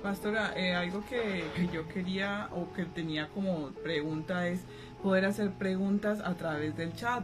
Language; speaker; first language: Spanish; native; Spanish